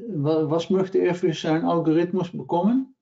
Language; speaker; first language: German; non-native, learner; Dutch